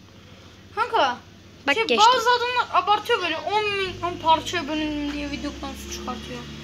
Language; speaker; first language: Turkish; native; Turkish